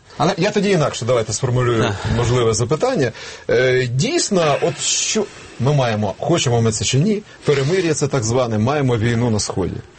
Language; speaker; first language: Ukrainian; native; Ukrainian